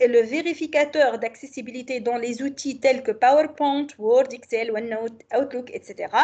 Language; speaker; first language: French; non-native, local second language; Arabic